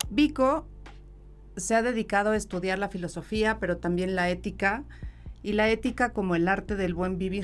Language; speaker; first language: Spanish; native; Spanish